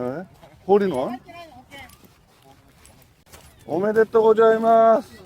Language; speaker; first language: Japanese; non-native, fluent; Korean